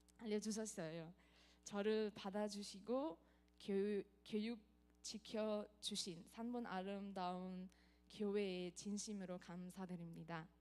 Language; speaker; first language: Korean; non-native, fluent; Nepali